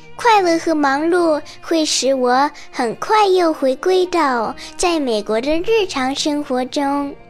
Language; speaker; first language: Chinese; early bilingual, other home language; English